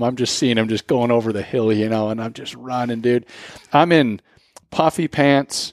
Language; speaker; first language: English; native; English